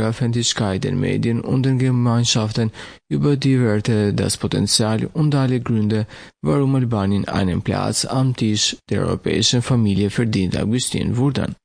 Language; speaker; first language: German; non-native, fluent; Albanian